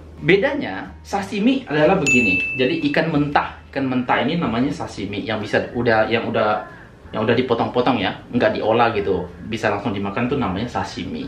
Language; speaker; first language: Indonesian; native; Indonesian